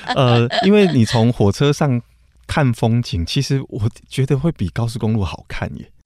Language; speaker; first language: Chinese; native; Chinese